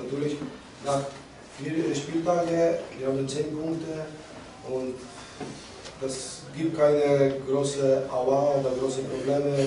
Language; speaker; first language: German; non-native, learner; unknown